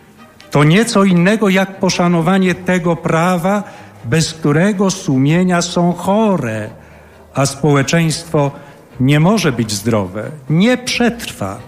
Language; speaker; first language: Polish; native; Polish